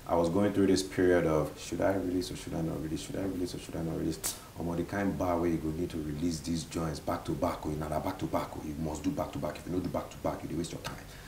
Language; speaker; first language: English; non-native, local second language; Igbo